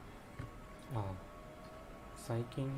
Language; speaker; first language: Japanese; non-native, learner; Chinese